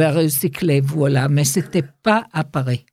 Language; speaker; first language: French; non-native, learner; Hebrew